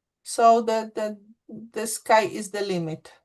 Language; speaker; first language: English; non-native, fluent; Polish